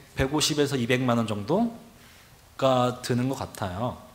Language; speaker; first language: Korean; native; Korean